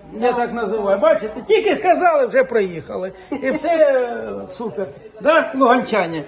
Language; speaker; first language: Ukrainian; non-native, local second language; Russian